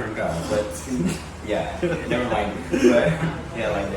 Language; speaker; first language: English; non-native, local second language; Indonesian